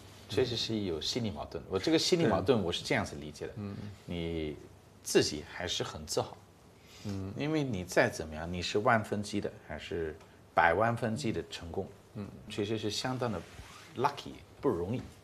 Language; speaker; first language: Chinese; non-native, fluent; English